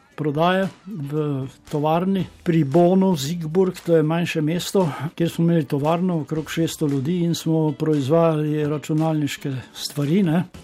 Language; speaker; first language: Slovenian; native; Slovenian